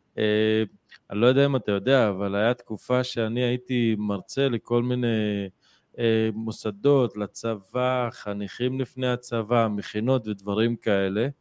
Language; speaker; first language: Hebrew; non-native, local second language; Arabic